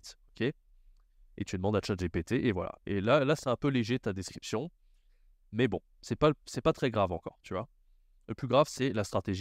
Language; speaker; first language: French; native; French